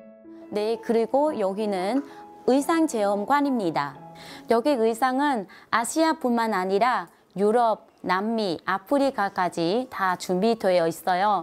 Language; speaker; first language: Korean; non-native, fluent; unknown